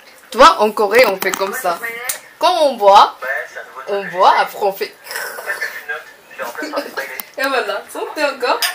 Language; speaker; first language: French; non-native, learner; Korean